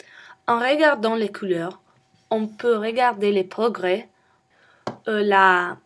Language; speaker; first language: French; non-native, learner; English